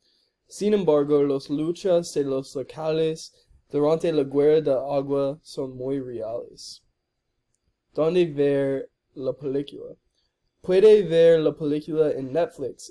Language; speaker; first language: Spanish; non-native, learner; English